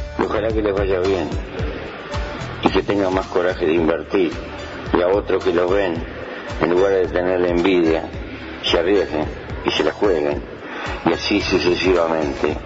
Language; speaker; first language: Spanish; native; Spanish